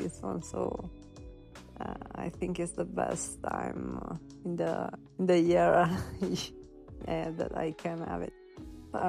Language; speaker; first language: English; non-native, learner; Italian